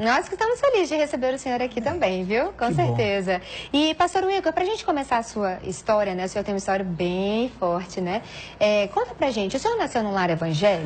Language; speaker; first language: Portuguese; native; Portuguese